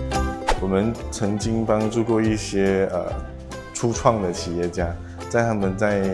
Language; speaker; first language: Chinese; native; Chinese